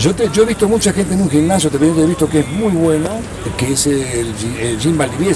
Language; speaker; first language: Spanish; native; Spanish